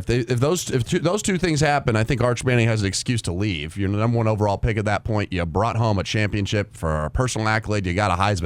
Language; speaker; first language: English; native; English